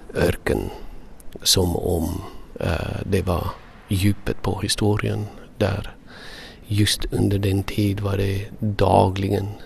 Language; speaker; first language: Swedish; non-native, fluent; English